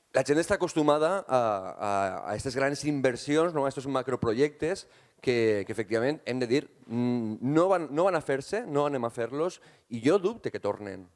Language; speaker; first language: Catalan; native; Catalan